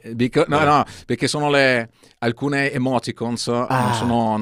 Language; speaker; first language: Italian; native; Italian